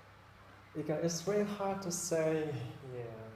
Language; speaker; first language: English; non-native, fluent; Vietnamese